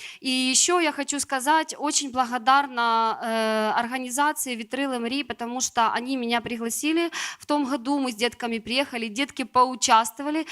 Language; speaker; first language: Russian; native; Russian